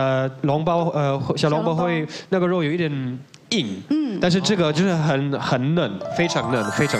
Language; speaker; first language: Chinese; non-native, fluent; German